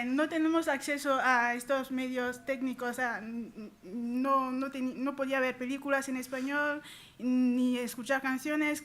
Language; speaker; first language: Spanish; non-native, fluent; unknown